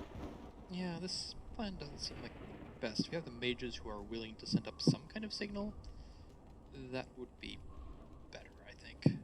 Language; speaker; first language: English; native; English